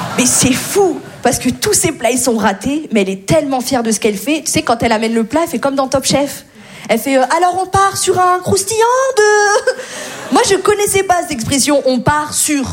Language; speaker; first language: French; native; French